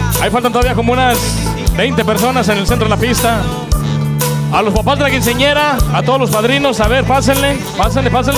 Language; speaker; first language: Spanish; native; Spanish